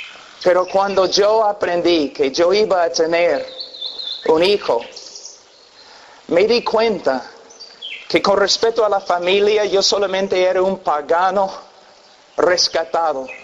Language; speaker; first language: Spanish; non-native, fluent; English